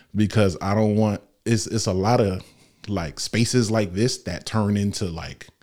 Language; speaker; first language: English; native; English